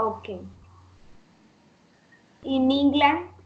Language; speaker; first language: English; non-native, learner; Spanish